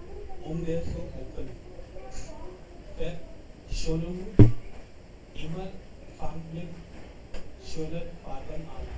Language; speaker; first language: German; non-native, learner; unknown